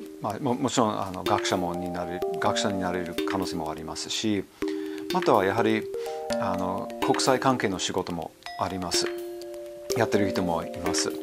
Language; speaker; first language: Japanese; non-native, fluent; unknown